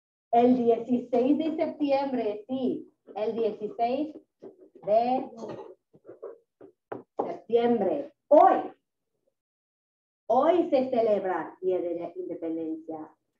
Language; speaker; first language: Spanish; non-native, fluent; English